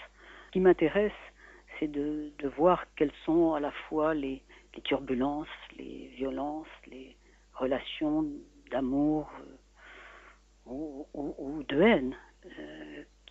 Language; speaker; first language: French; native; French